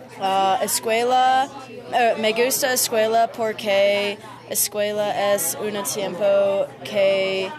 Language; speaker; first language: Spanish; non-native, learner; English